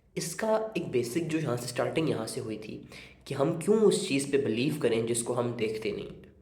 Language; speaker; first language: Urdu; native; Urdu